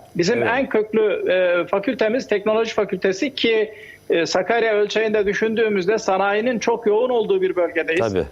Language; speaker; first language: Turkish; native; Turkish